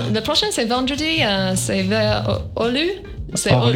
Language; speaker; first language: French; non-native, learner; English